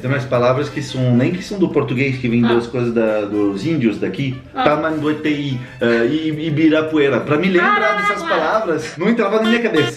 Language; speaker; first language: Portuguese; non-native, fluent; French